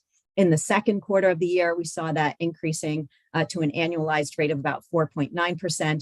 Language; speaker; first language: English; native; English